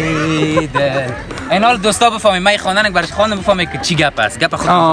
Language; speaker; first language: Persian; native; Persian